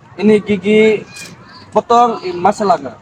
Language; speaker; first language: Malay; non-native, learner; Bangla